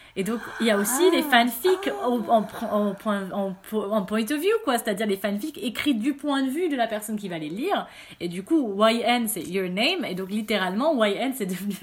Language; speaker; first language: French; early bilingual, other home language; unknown